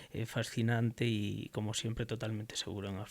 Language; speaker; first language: Spanish; native; Spanish